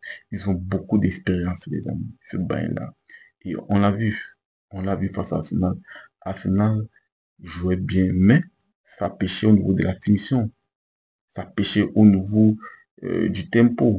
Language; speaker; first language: French; native; French